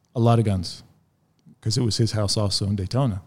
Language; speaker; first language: English; native; English